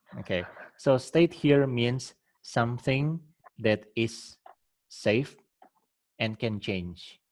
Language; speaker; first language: English; non-native, fluent; Indonesian